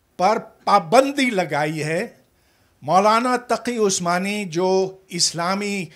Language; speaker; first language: Urdu; native; Urdu